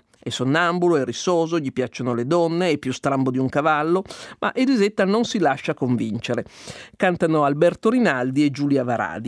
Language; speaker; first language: Italian; native; Italian